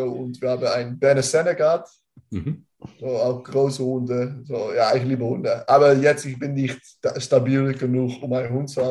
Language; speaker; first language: German; non-native, learner; Dutch